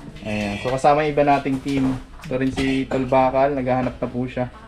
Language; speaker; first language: Filipino; native; Filipino